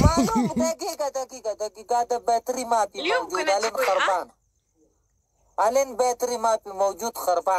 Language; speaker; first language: Arabic; non-native, learner; Pashto